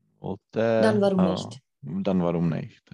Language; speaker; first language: German; non-native, learner; Czech